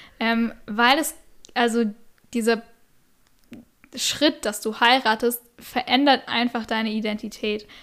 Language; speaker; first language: German; native; German